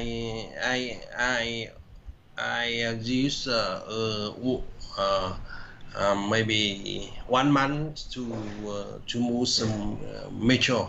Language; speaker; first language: English; non-native, learner; Vietnamese